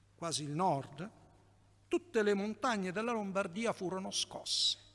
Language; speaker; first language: Italian; native; Italian